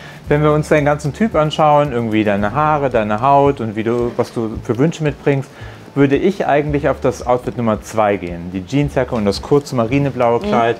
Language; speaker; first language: German; native; German